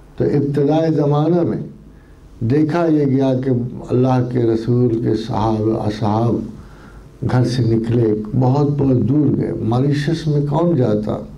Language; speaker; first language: Urdu; non-native, local second language; Punjabi